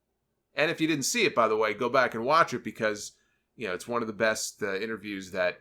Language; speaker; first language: English; native; English